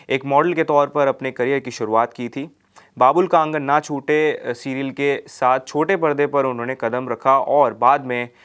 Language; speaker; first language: Hindi; native; Hindi